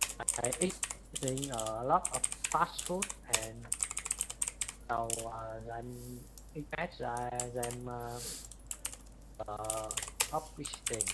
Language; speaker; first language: English; non-native, learner; Vietnamese